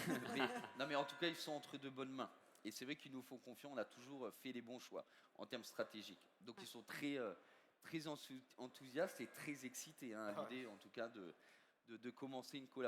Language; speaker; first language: French; native; French